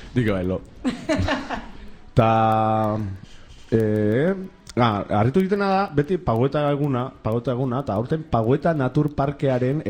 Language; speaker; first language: Basque; native; Basque